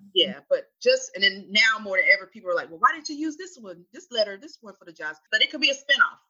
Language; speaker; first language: English; native; English